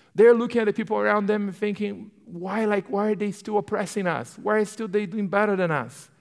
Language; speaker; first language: English; non-native, fluent; Portuguese